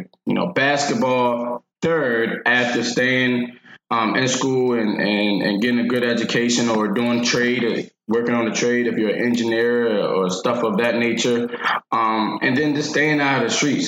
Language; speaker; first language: English; native; English